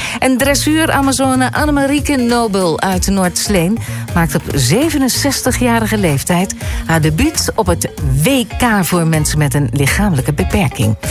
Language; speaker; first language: Dutch; native; Dutch